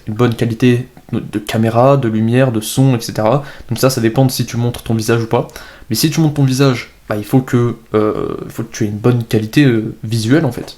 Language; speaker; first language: French; native; French